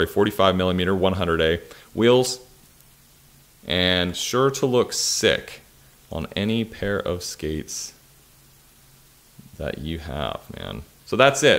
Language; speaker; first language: English; native; English